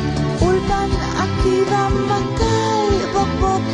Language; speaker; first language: Hebrew; non-native, learner; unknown